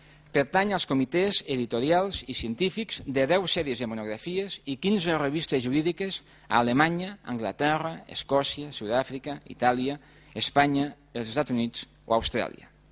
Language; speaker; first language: Catalan; native; Catalan